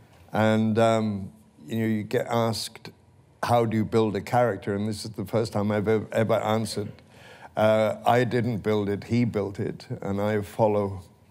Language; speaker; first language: English; native; English